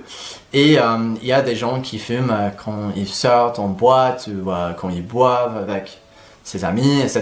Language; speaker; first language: French; non-native, fluent; English